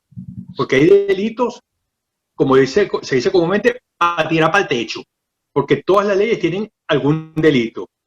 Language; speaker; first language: Spanish; native; Spanish